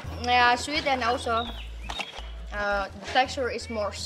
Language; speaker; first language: English; non-native, fluent; Indonesian